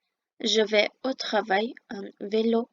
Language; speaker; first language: French; non-native, fluent; Armenian